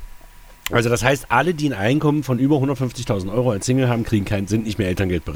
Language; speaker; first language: German; native; German